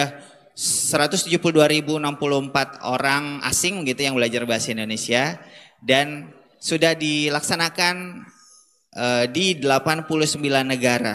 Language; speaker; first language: Indonesian; native; Indonesian